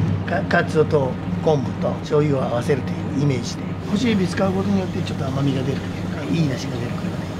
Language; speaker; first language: Japanese; native; Japanese